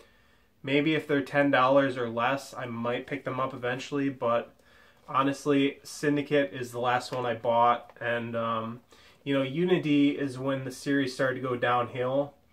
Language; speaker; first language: English; native; English